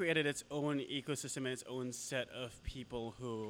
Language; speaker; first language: English; non-native, local second language; Filipino